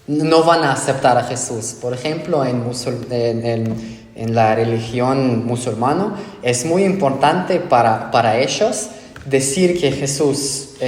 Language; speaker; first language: Spanish; non-native, fluent; Hebrew